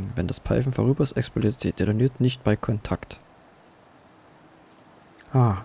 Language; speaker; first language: German; native; German